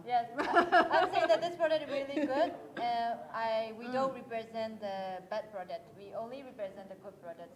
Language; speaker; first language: English; non-native, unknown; Burmese